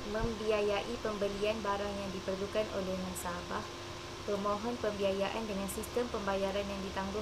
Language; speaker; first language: Malay; native; Malay